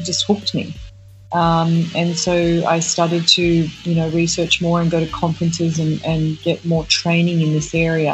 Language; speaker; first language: English; native; English